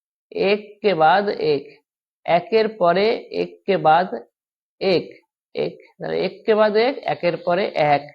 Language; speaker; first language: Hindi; non-native, local second language; Bangla